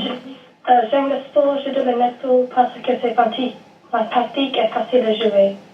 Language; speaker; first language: French; non-native, learner; English